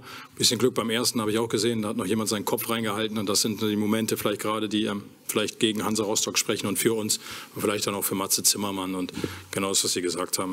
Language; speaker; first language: German; native; German